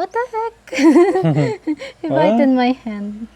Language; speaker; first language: English; non-native, local second language; Filipino